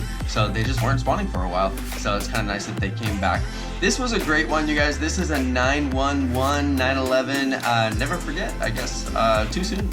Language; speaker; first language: English; native; English